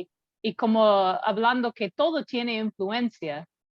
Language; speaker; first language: Spanish; non-native, learner; English